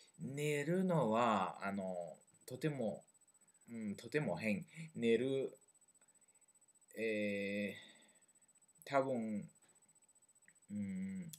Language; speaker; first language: Japanese; non-native, learner; French